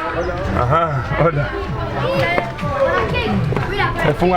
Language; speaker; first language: Spanish; native; Spanish